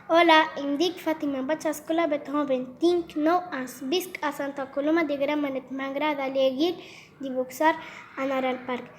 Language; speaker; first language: Catalan; non-native, learner; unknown